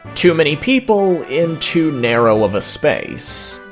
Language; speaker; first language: English; native; English